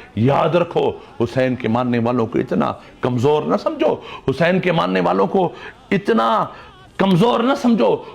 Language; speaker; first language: Urdu; non-native, local second language; Saraiki